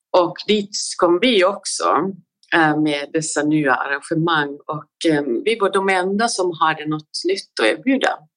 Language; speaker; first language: Swedish; native; Swedish